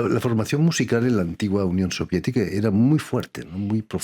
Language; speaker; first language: Spanish; native; Spanish